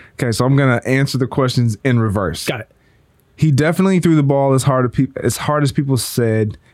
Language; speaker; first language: English; native; English